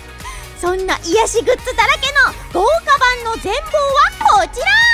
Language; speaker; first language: Japanese; native; Japanese